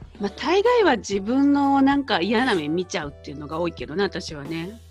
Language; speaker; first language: Japanese; native; Japanese